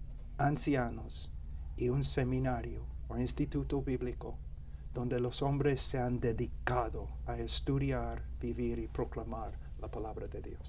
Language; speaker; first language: Spanish; non-native, fluent; English